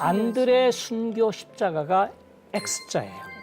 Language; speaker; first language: Korean; native; Korean